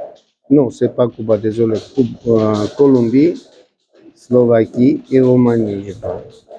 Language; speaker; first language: French; non-native, learner; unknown